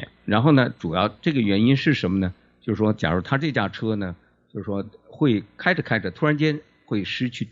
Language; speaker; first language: Chinese; native; Chinese